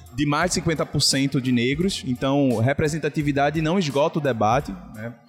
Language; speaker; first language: Portuguese; native; Portuguese